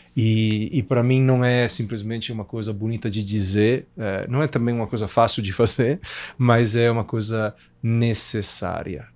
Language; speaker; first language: Portuguese; non-native, fluent; Italian